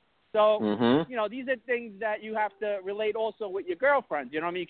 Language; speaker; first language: English; early bilingual, other home language; Italian